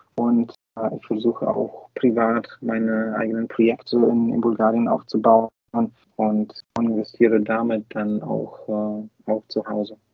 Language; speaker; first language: German; non-native, fluent; Bulgarian